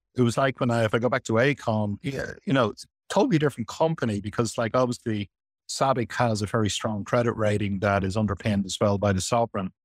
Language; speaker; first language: English; native; English